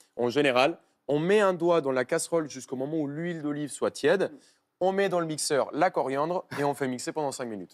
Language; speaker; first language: French; non-native, fluent; Spanish